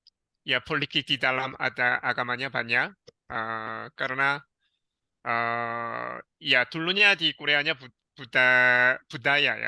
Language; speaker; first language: Indonesian; non-native, learner; Korean